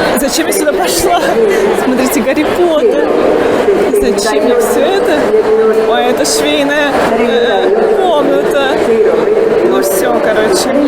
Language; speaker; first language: Russian; native; Russian